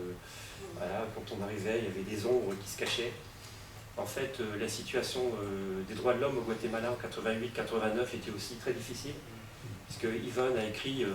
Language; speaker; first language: French; native; French